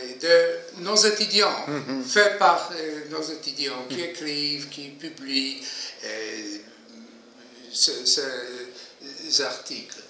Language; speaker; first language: French; non-native, fluent; Polish